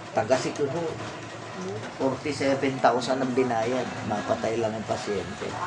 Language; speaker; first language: Filipino; non-native, local second language; Iloko